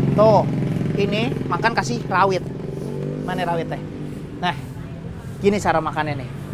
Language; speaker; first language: Indonesian; native; Indonesian